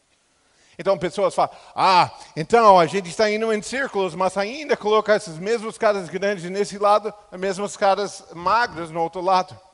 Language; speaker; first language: Portuguese; non-native, fluent; English